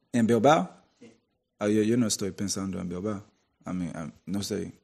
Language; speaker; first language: Spanish; non-native, learner; English